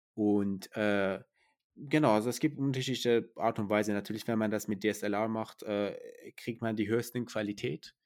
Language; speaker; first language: German; non-native, fluent; Persian